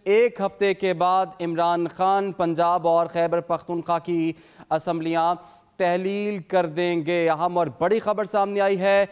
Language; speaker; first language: Urdu; native; Urdu